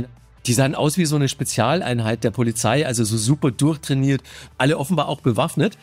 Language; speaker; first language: German; native; German